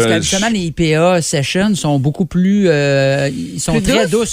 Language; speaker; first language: French; native; French